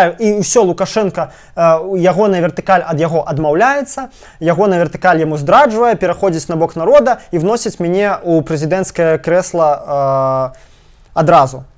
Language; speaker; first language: Belarusian; non-native, local second language; Russian